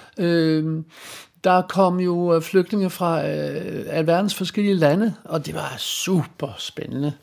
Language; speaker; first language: Danish; non-native, fluent; Dutch